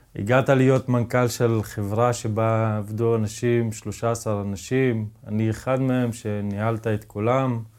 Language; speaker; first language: Hebrew; non-native, local second language; Arabic